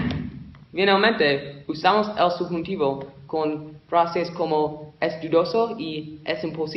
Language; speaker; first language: Spanish; non-native, learner; English